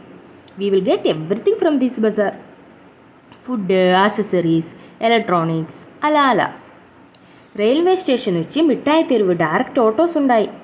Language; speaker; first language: Telugu; non-native, learner; Malayalam